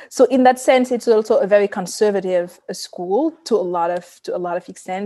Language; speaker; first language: English; non-native, fluent; Wolof